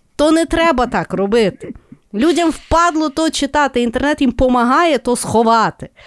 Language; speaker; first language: Ukrainian; native; Ukrainian